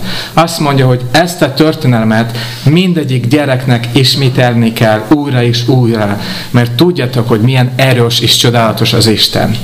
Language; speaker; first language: Hungarian; non-native, fluent; English